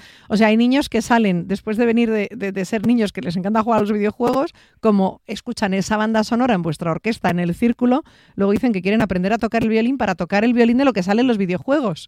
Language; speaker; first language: Spanish; native; Spanish